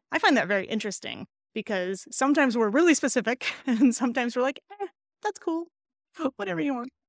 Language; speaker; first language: English; native; English